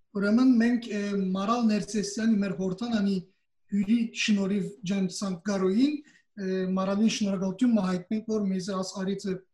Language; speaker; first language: Armenian; early bilingual, heritage; Armenian